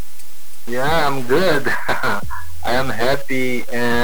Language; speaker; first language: English; non-native, learner; Portuguese